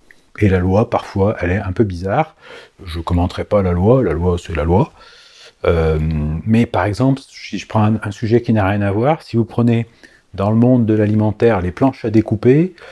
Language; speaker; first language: French; native; French